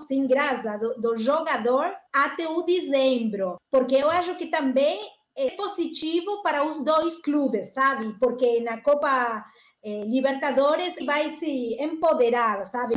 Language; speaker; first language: Portuguese; non-native, learner; Spanish